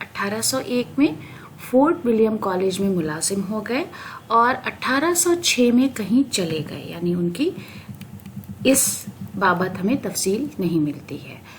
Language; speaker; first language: Urdu; native; Urdu